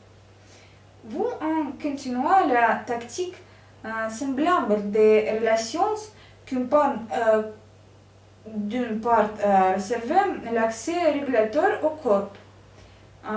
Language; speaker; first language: French; non-native, learner; Russian